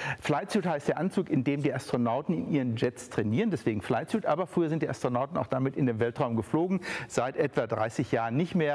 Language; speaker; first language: German; native; German